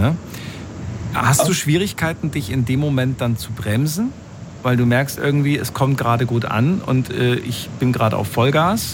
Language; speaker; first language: German; native; German